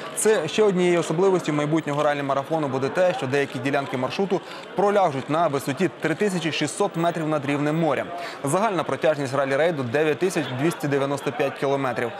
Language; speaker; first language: Ukrainian; native; Ukrainian